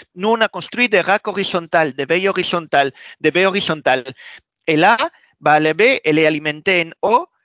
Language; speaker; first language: French; non-native, fluent; Spanish